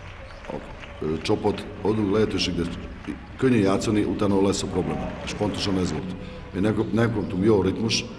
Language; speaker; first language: Hungarian; non-native, learner; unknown